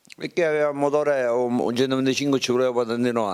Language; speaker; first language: Italian; native; Italian